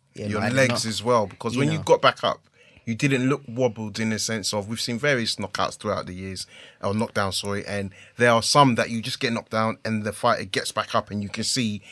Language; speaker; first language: English; early bilingual, other home language; Akan